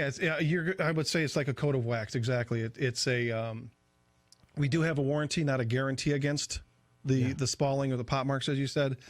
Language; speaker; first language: English; native; English